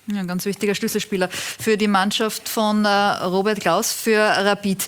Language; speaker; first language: German; native; German